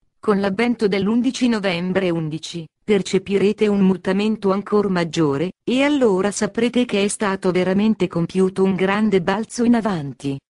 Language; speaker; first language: Italian; native; Italian